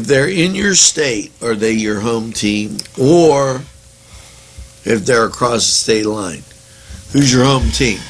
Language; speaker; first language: English; native; English